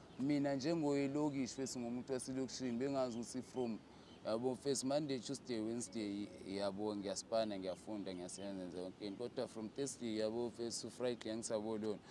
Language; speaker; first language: Zulu; native; Zulu